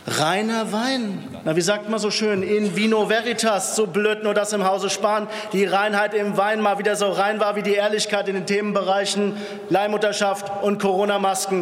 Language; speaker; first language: German; native; German